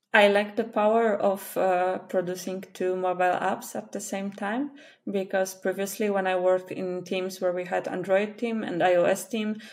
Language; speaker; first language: English; non-native, fluent; Polish